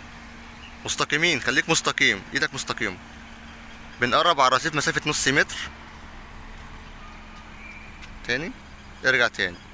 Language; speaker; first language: Arabic; native; Arabic